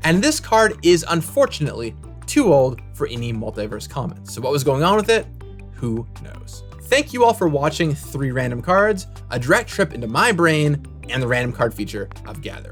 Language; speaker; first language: English; native; English